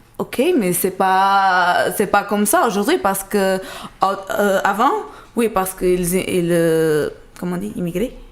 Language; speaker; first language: French; non-native, learner; Portuguese